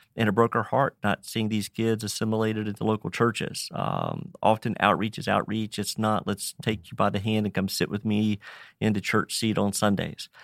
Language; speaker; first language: English; native; English